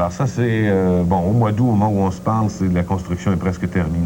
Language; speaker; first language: French; native; French